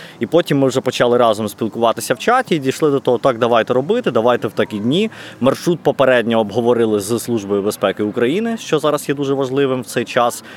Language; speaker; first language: Ukrainian; native; Ukrainian